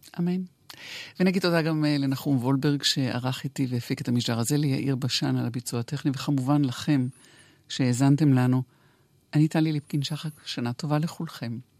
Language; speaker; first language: Hebrew; native; Hebrew